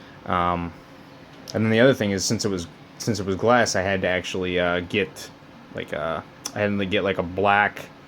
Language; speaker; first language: English; native; English